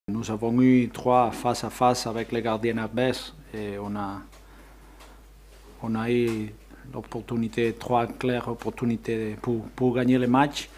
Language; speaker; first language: French; non-native, fluent; Spanish